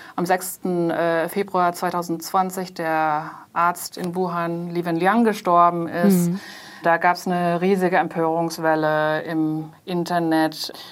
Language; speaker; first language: German; non-native, fluent; Chinese